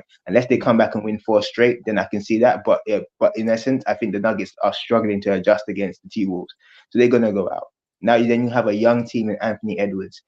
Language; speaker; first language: English; native; English